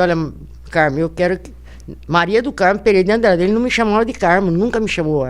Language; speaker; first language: Portuguese; native; Portuguese